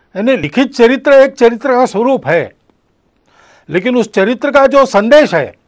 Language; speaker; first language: Hindi; non-native, local second language; Marathi